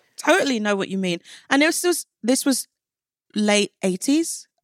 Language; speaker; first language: English; native; English